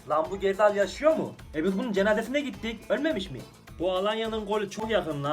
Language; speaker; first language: Turkish; native; Turkish